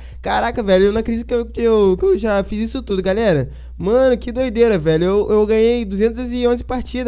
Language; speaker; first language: Portuguese; native; Portuguese